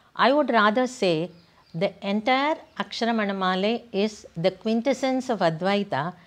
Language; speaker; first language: English; non-native, local second language; Tamil